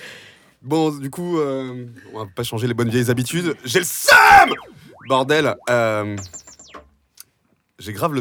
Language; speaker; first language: French; native; French